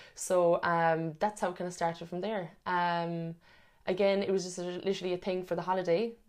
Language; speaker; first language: English; native; English